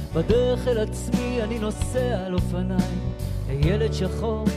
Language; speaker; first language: Hebrew; native; Hebrew